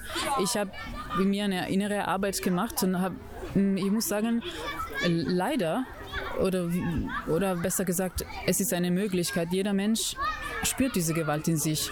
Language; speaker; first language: German; non-native, fluent; Italian